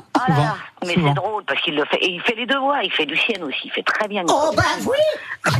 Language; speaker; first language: French; native; French